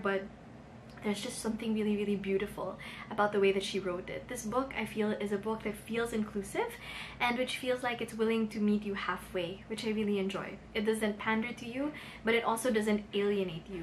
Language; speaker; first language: English; non-native, local second language; Filipino